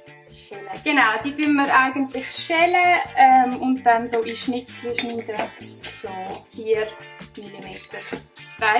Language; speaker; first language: German; native; German